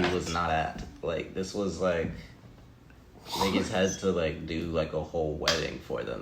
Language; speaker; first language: English; native; English